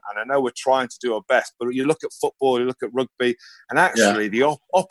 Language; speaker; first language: English; native; English